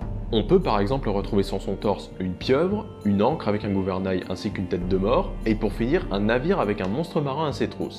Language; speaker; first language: French; native; French